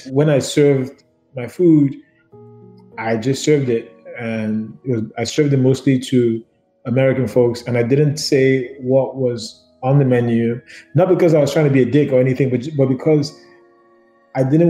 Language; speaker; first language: English; non-native, local second language; Yoruba